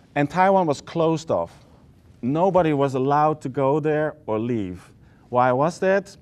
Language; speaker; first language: English; non-native, fluent; Dutch